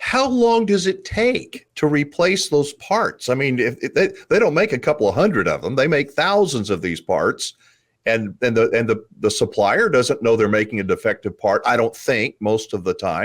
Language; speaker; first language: English; native; English